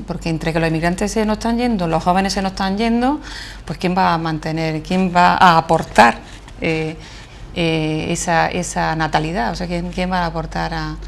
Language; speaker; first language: Spanish; native; Spanish